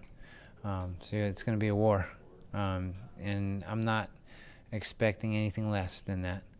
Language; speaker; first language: English; early bilingual, other home language; Filipino